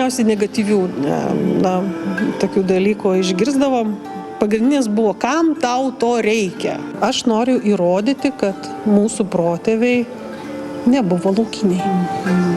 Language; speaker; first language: Lithuanian; native; Lithuanian